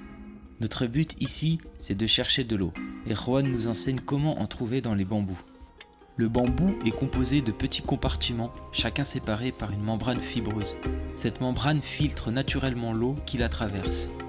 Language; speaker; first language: French; native; French